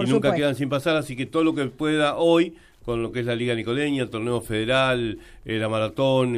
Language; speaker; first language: Spanish; native; Spanish